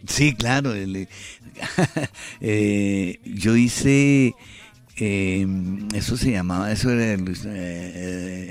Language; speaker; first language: Spanish; native; Spanish